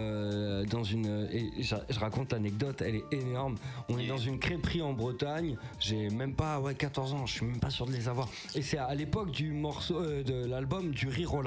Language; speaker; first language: French; native; French